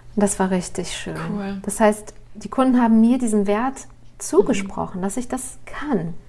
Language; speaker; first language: German; early bilingual, other home language; Russian